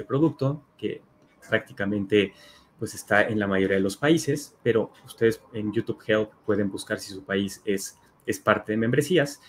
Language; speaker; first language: Spanish; native; Spanish